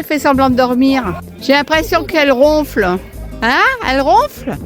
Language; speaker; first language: French; native; French